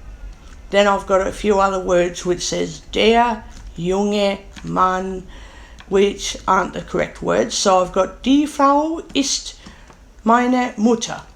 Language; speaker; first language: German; non-native, learner; English